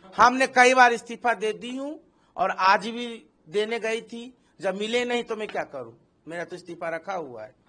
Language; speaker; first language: Hindi; native; Hindi